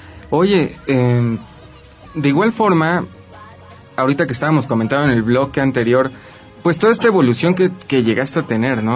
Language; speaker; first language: Spanish; native; Spanish